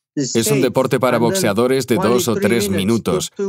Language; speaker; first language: Spanish; non-native, fluent; Chinese